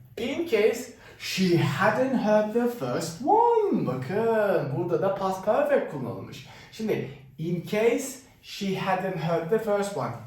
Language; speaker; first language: English; non-native, fluent; Turkish